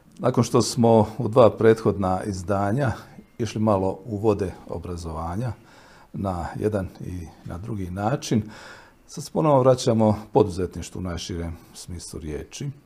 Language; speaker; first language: Croatian; native; Croatian